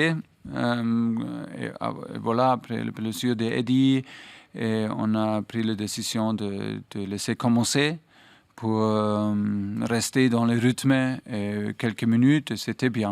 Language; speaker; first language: French; non-native, fluent; German